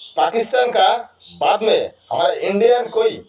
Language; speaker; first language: Hindi; non-native, local second language; Bangla